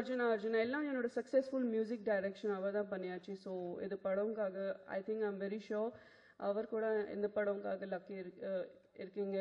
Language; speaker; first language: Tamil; non-native, learner; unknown